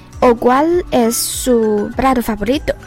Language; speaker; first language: Spanish; non-native, fluent; Chinese